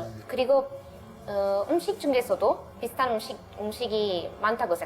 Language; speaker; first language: Korean; non-native, learner; Italian